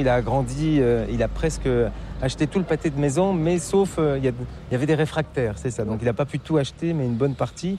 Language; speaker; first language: French; native; French